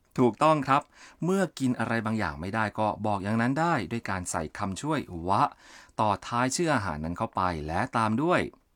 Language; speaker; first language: Thai; native; Thai